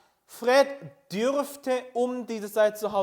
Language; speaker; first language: German; non-native, fluent; Korean